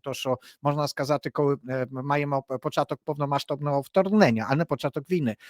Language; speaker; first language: Polish; non-native, learner; Ukrainian